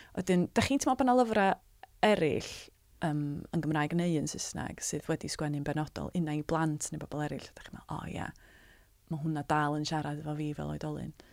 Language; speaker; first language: Welsh; native; Welsh